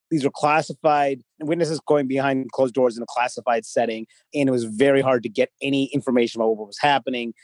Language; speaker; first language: English; native; English